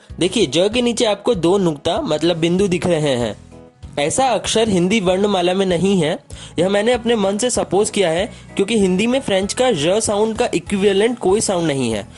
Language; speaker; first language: Hindi; native; Hindi